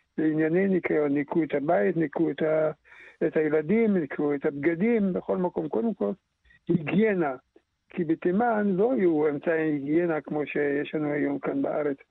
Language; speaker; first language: Hebrew; early bilingual, other home language; Arabic